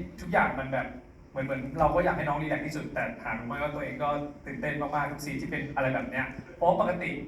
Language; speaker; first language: Thai; native; Thai